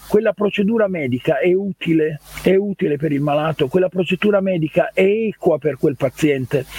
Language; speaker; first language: Italian; native; Italian